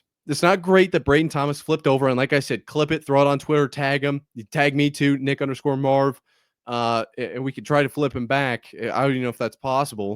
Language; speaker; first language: English; native; English